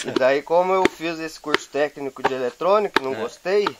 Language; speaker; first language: Portuguese; native; Portuguese